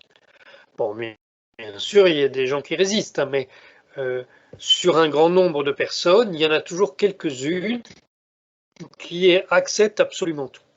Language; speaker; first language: French; native; French